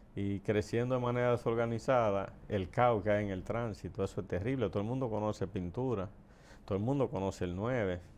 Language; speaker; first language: Spanish; native; Spanish